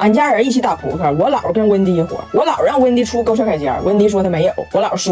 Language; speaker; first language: Chinese; native; Chinese